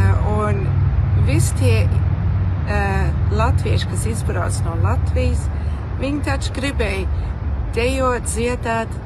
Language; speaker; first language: Latvian; early bilingual, heritage; Latvian